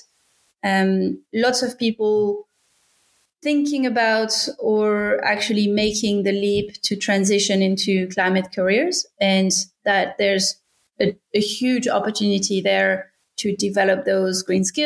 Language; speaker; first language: English; non-native, fluent; French